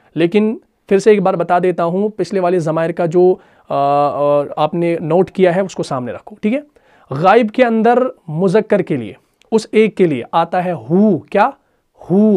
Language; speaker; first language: Urdu; non-native, local second language; Punjabi